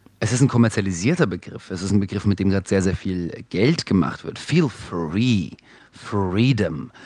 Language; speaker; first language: German; early bilingual, other home language; Russian